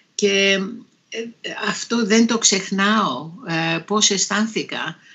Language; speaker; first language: Greek; native; Greek